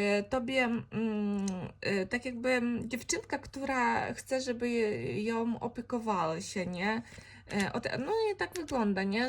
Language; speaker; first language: Polish; non-native, fluent; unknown